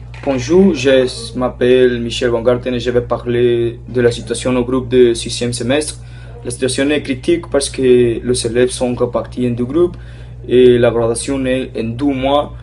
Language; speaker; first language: French; non-native, learner; Spanish